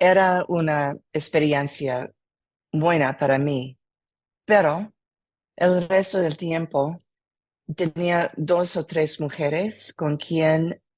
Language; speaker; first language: Spanish; non-native, learner; English